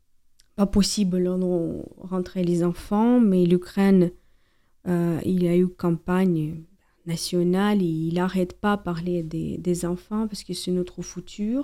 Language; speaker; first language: French; non-native, fluent; Ukrainian